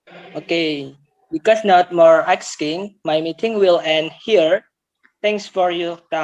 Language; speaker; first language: English; non-native, learner; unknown